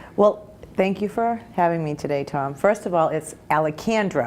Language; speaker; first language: English; native; English